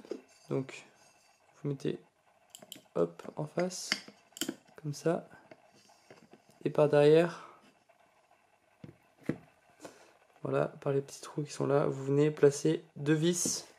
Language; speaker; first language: French; native; French